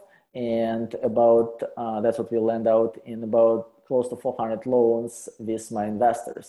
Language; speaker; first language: English; non-native, fluent; Russian